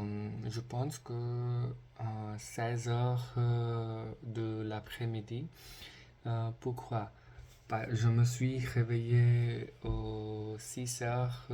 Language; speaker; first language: French; non-native, learner; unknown